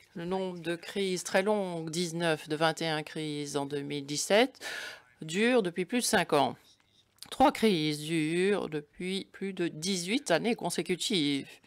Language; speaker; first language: French; non-native, fluent; German